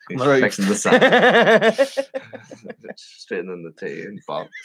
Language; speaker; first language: English; native; English